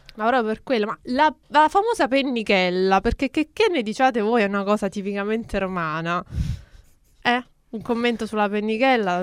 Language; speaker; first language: Italian; native; Italian